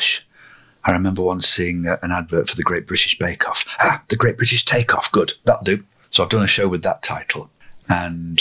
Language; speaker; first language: English; native; English